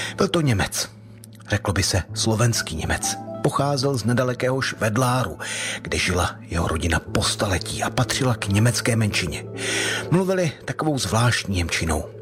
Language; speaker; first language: Czech; native; Czech